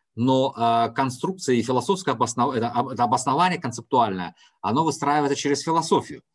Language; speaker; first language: Russian; non-native, local second language; Tajik